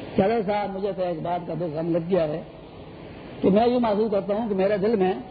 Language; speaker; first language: Urdu; non-native, local second language; Pashto